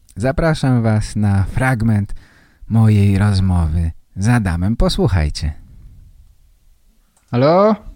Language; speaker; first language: Polish; native; Polish